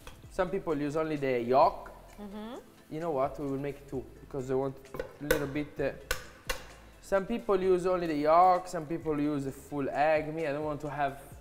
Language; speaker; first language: English; non-native, fluent; Italian